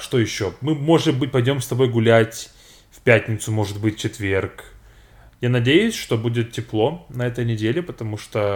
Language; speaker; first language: Russian; non-native, fluent; English